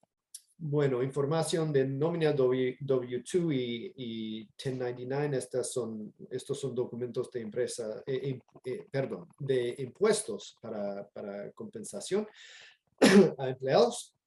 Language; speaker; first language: Spanish; non-native, fluent; English